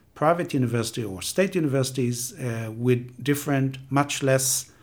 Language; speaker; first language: English; non-native, fluent; Hebrew